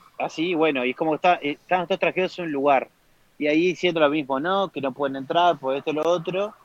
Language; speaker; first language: Spanish; native; Spanish